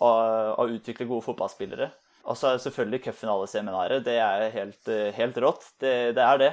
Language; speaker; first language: Norwegian; native; Norwegian